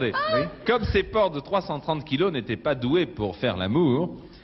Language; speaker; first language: French; native; French